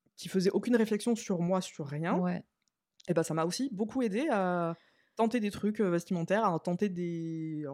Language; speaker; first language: French; native; French